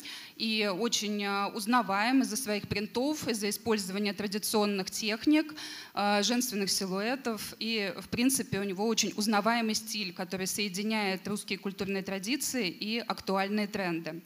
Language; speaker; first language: Russian; native; Russian